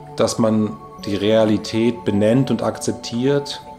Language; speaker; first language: German; native; German